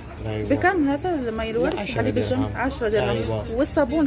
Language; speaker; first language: Arabic; native; Arabic